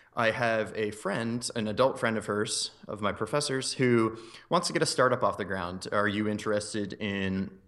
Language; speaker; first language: English; native; English